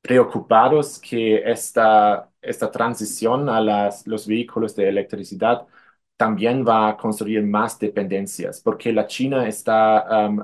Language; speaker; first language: Spanish; non-native, fluent; German